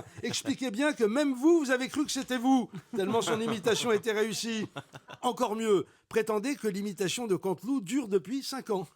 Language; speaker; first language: French; native; French